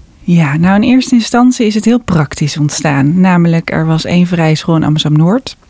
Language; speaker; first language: Dutch; native; Dutch